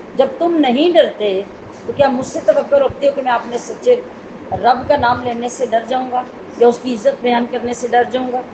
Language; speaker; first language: Urdu; non-native, local second language; Punjabi